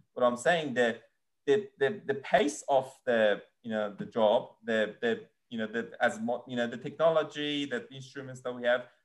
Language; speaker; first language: English; non-native, fluent; Persian